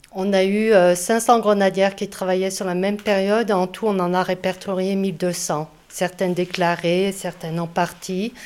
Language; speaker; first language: French; native; French